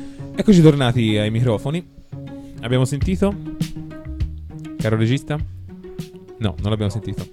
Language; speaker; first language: Italian; native; Italian